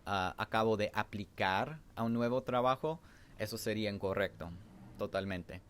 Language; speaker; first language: Spanish; non-native, fluent; English